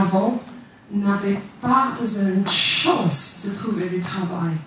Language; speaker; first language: French; non-native, fluent; English